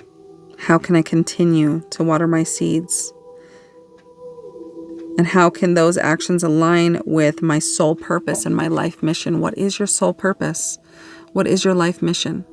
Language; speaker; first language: English; native; English